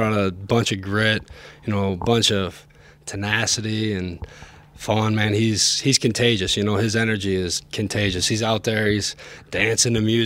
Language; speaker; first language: English; native; English